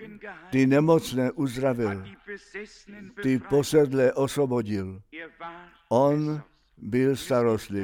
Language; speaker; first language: Czech; non-native, fluent; German